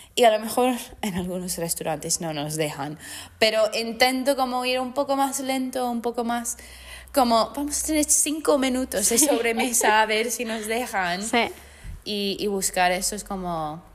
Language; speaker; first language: Spanish; non-native, fluent; English